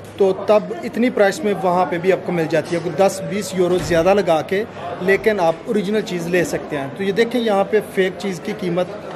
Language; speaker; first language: Urdu; non-native, local second language; Punjabi